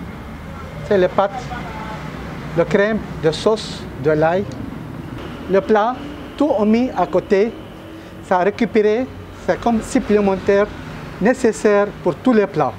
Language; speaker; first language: French; non-native, learner; Arabic